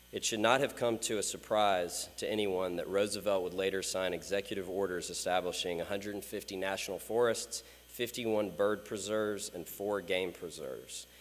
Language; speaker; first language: English; native; English